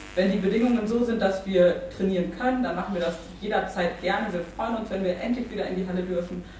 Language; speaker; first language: German; native; German